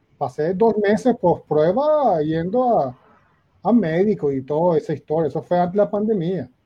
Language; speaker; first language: Spanish; non-native, learner; Portuguese